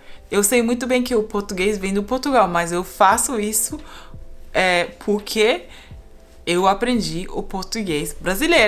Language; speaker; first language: Portuguese; non-native, fluent; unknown